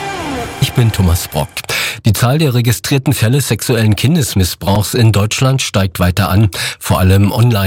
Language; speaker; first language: German; native; German